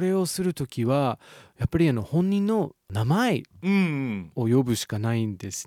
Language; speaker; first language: Japanese; non-native, fluent; English